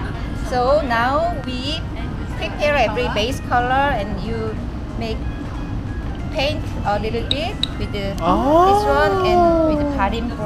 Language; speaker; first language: English; non-native, learner; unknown